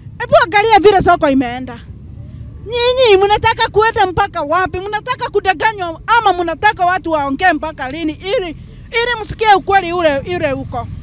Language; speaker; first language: Swahili; non-native, local second language; Kikuyu